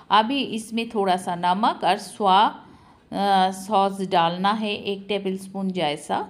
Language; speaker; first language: Hindi; non-native, local second language; Bangla